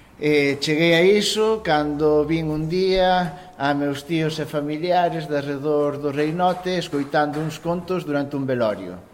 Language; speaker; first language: Galician; native; Galician